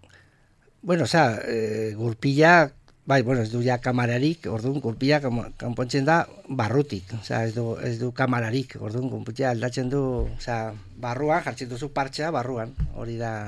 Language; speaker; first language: Basque; non-native, local second language; Spanish